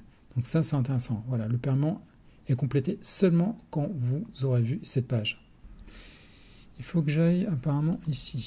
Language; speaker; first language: French; native; French